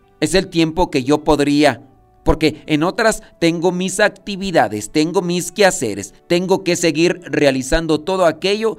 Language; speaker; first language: Spanish; native; Spanish